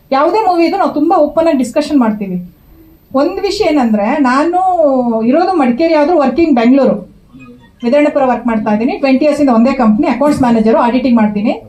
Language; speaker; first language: Kannada; non-native, local second language; Kodava